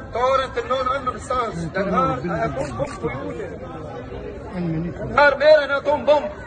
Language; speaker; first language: Swedish; non-native, learner; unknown